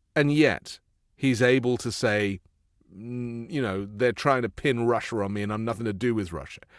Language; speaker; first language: English; native; English